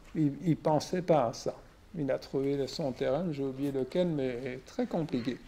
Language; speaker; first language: French; native; French